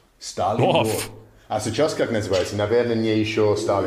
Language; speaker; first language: Russian; non-native, learner; English